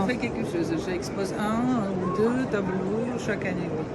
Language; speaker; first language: French; non-native, fluent; Romanian